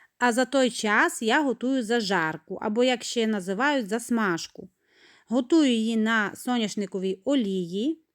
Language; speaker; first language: Ukrainian; native; Ukrainian